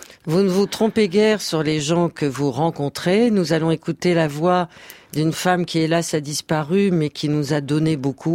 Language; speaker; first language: French; native; French